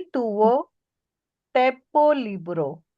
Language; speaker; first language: Italian; non-native, fluent; Punjabi